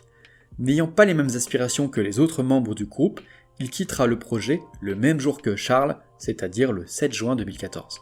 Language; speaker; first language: French; native; French